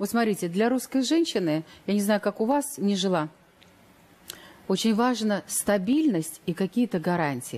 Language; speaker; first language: Russian; native; Russian